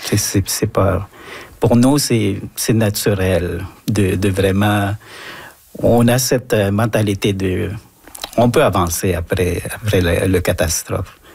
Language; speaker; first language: French; non-native, fluent; Filipino